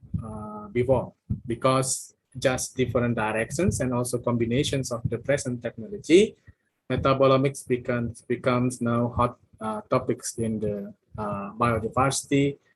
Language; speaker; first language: English; non-native, fluent; Indonesian